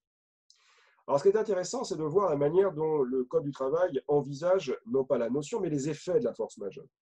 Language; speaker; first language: French; native; French